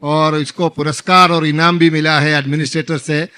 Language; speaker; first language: Hindi; non-native, local second language; Malayalam